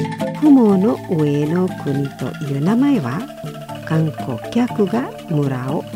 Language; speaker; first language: Japanese; non-native, fluent; Indonesian